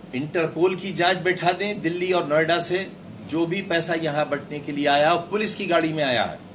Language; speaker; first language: Hindi; native; Hindi